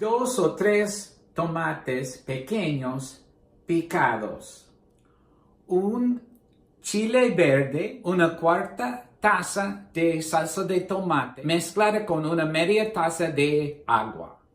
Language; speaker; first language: Spanish; non-native, learner; English